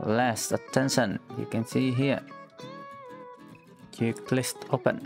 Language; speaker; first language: English; non-native, learner; Vietnamese